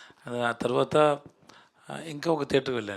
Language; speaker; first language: Telugu; non-native, learner; Tamil